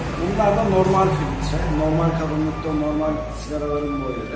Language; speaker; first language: Turkish; native; Turkish